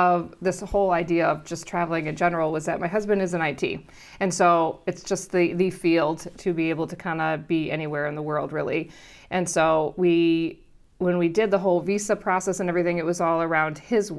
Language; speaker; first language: English; native; English